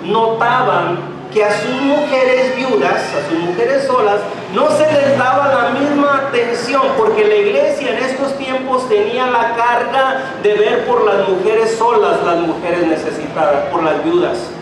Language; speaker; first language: Spanish; native; Spanish